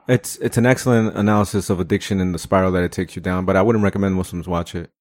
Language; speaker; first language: English; native; English